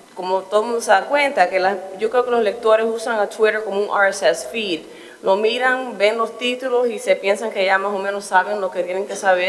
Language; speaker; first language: Spanish; early bilingual, heritage; Spanish